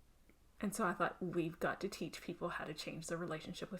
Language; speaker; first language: English; native; English